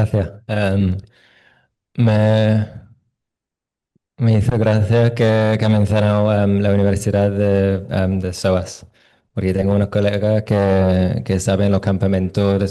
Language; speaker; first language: Spanish; non-native, fluent; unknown